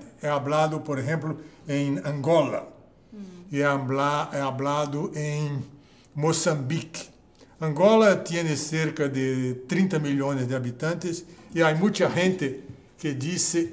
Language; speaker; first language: Spanish; non-native, fluent; Portuguese